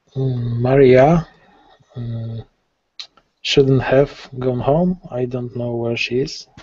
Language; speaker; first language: English; non-native, learner; Polish